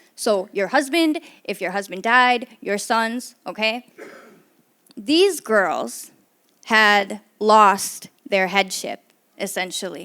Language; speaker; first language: English; native; English